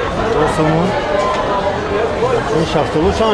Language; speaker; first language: Persian; non-native, learner; Turkish